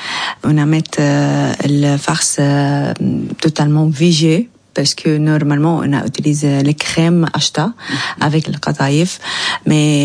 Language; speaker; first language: French; non-native, learner; Arabic